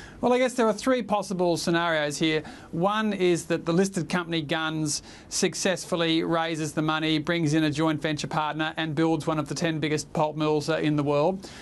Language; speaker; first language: English; native; English